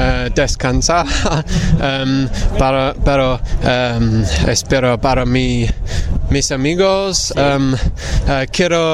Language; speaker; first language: Spanish; non-native, learner; English